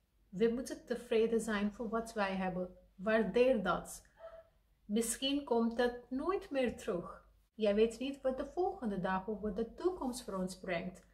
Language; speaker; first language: Dutch; non-native, fluent; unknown